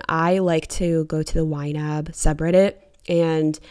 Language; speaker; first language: English; native; English